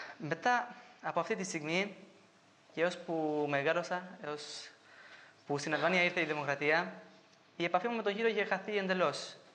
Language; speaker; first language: Greek; non-native, fluent; Albanian